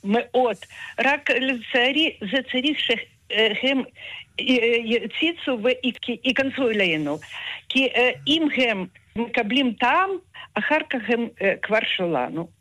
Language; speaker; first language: Hebrew; non-native, fluent; Russian